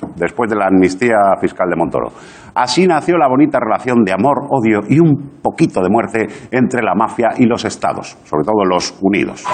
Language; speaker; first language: Spanish; native; Spanish